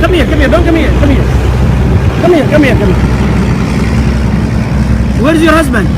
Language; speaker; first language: English; non-native, fluent; Somali